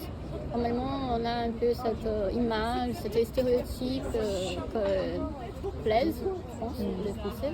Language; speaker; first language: French; non-native, fluent; Portuguese